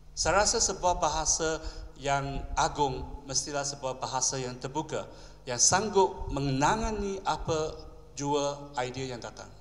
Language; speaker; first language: Malay; non-native, local second language; Chinese